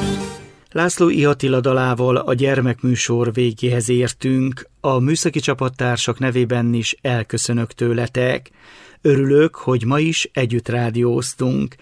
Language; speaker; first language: Hungarian; native; Hungarian